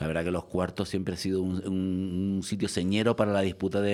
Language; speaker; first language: Spanish; native; Spanish